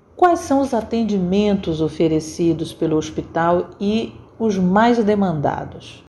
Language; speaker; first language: Portuguese; native; Portuguese